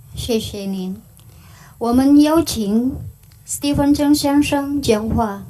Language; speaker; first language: Chinese; non-native, learner; Indonesian